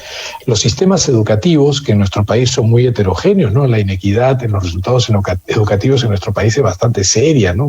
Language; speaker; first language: Spanish; native; Spanish